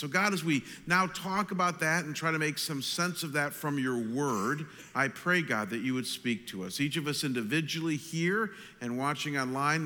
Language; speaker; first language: English; native; English